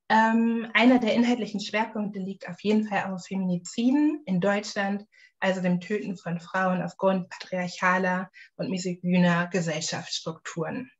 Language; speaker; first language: German; native; German